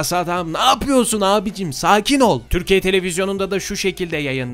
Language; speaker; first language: Turkish; native; Turkish